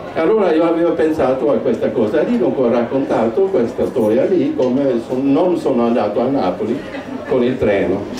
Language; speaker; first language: Italian; non-native, fluent; Swedish